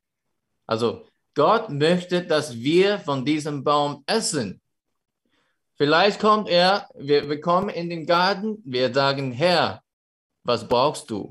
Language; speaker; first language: German; non-native, fluent; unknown